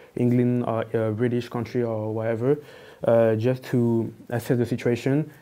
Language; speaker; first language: English; non-native, fluent; French